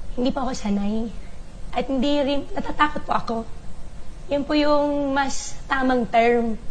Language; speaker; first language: Filipino; non-native, local second language; Chinese